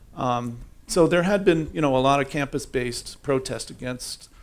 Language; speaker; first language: English; native; English